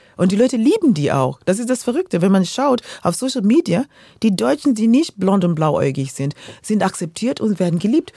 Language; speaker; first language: German; non-native, fluent; Luo (Kenya and Tanzania)